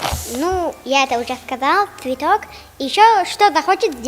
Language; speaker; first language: Russian; non-native, local second language; Tajik